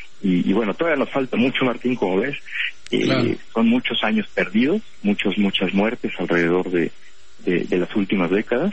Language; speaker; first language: Spanish; native; Spanish